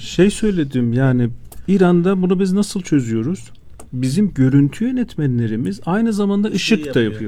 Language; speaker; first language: Turkish; non-native, fluent; Azerbaijani